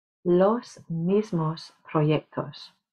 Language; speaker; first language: Spanish; non-native, fluent; English